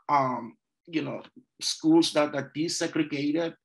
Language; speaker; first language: English; non-native, local second language; Zulu